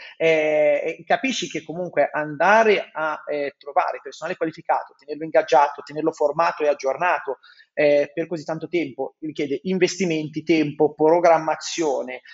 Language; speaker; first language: Italian; native; Italian